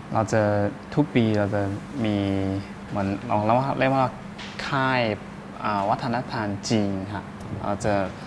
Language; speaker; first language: Thai; non-native, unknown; Chinese